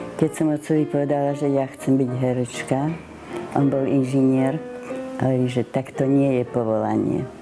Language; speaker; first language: Slovak; native; Slovak